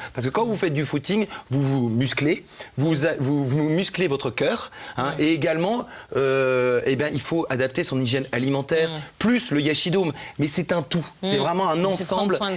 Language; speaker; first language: French; native; French